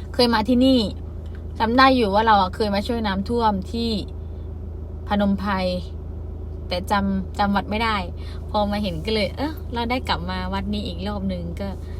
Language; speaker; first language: Thai; non-native, local second language; Khmer